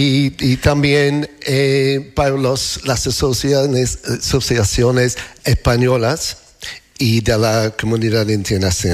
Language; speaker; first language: Spanish; non-native, learner; English